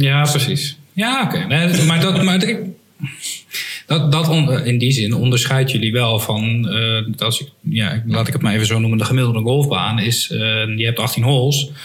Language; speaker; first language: Dutch; native; Dutch